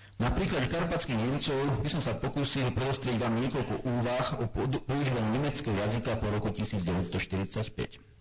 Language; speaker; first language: Slovak; non-native, local second language; German